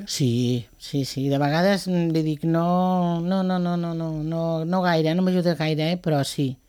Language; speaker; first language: Catalan; non-native, local second language; Spanish